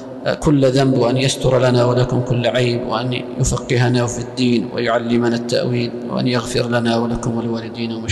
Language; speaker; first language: Arabic; native; Arabic